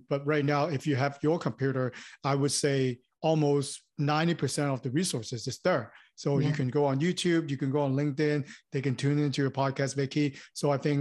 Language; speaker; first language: English; non-native, local second language; Cantonese